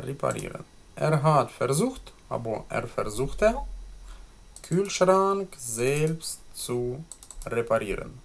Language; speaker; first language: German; non-native, fluent; Ukrainian